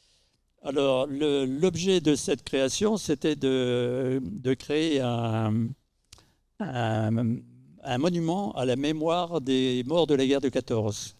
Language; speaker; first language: French; native; French